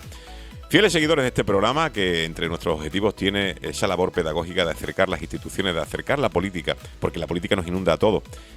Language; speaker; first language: Spanish; native; Spanish